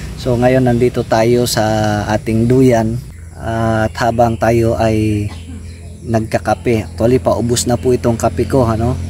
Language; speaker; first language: Filipino; non-native, local second language; Iloko